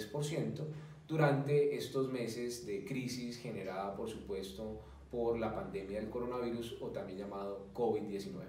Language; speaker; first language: Spanish; native; Spanish